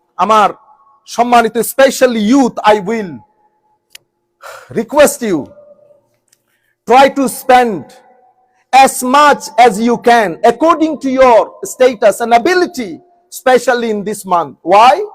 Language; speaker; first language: English; non-native, local second language; Bangla